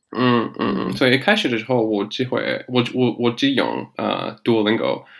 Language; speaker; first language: Chinese; non-native, learner; English